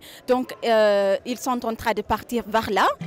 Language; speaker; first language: French; non-native, fluent; Amharic